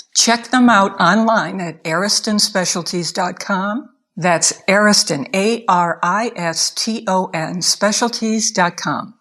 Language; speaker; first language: English; native; English